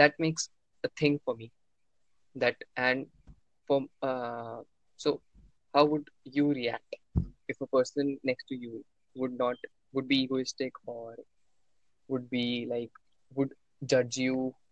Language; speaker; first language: English; non-native, local second language; Hindi